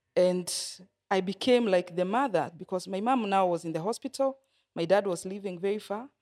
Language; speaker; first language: English; non-native, local second language; Kikuyu